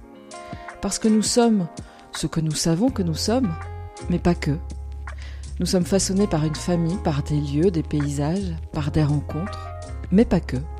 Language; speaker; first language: French; native; French